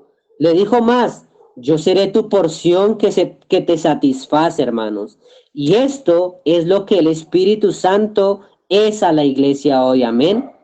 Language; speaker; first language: Spanish; native; Spanish